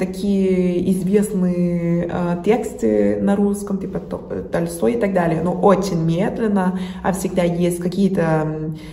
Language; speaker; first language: Russian; non-native, fluent; Spanish